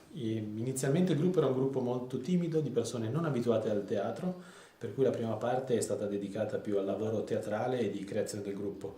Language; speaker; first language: Italian; native; Italian